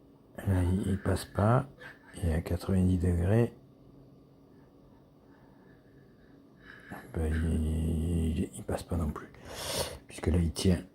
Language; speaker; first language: French; native; French